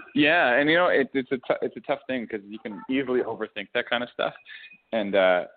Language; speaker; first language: English; native; English